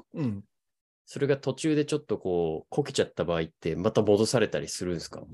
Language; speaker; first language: Japanese; native; Japanese